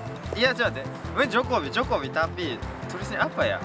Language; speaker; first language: Indonesian; non-native, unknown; Japanese